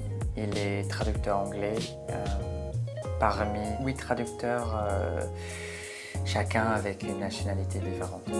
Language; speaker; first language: French; non-native, fluent; English